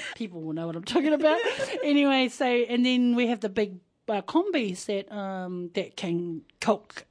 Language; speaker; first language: English; native; English